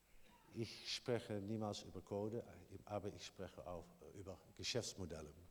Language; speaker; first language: German; non-native, learner; Dutch